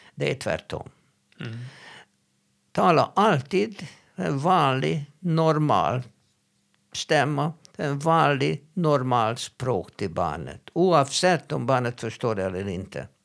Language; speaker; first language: Swedish; non-native, fluent; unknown